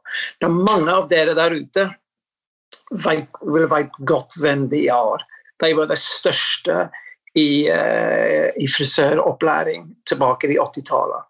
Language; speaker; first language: Norwegian; non-native, fluent; English